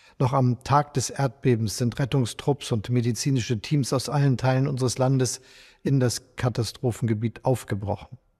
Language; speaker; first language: German; native; German